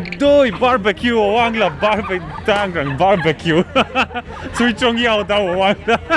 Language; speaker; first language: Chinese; non-native, fluent; Polish